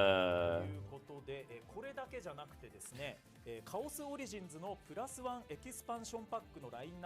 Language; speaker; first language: Japanese; native; Japanese